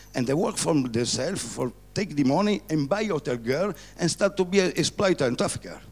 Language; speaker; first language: English; non-native, learner; Italian